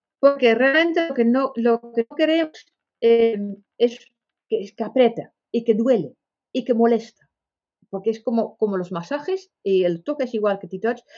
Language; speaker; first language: Spanish; non-native, fluent; Dutch